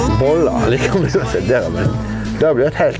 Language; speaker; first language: Norwegian; native; Norwegian